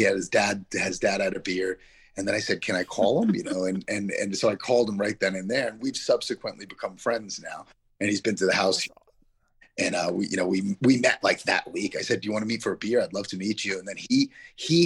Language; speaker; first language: English; native; English